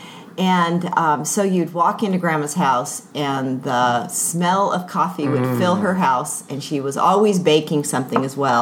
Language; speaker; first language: English; native; English